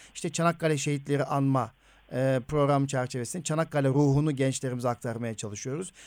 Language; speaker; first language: Turkish; native; Turkish